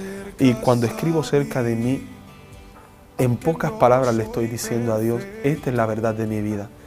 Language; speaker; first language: Spanish; native; Spanish